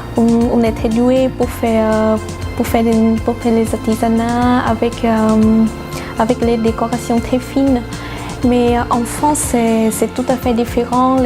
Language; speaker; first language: French; non-native, fluent; Vietnamese